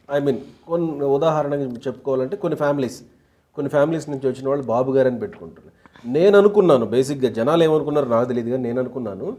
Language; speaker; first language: Telugu; native; Telugu